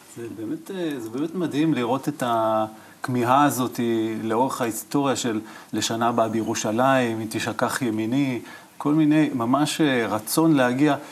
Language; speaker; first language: Hebrew; native; Hebrew